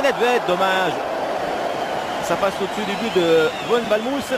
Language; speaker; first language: French; native; French